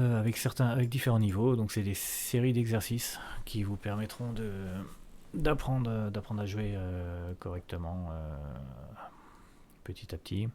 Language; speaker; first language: French; native; French